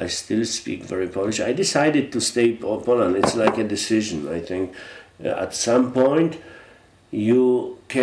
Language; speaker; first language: English; non-native, fluent; Polish